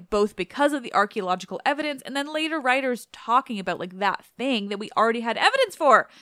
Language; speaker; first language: English; native; English